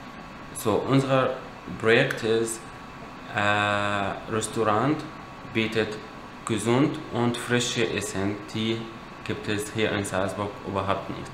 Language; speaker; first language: German; non-native, learner; Arabic